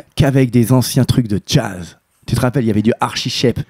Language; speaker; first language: French; native; French